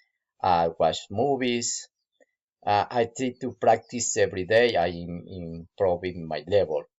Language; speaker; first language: English; non-native, learner; Spanish